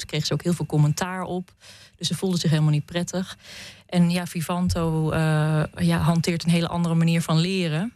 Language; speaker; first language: Dutch; native; Dutch